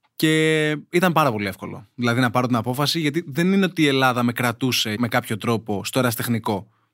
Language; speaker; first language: Greek; native; Greek